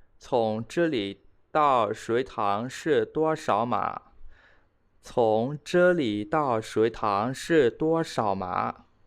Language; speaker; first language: Chinese; non-native, fluent; Khmer